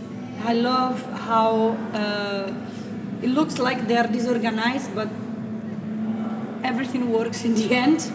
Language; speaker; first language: English; non-native, fluent; Italian